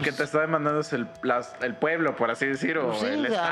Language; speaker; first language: Spanish; native; Spanish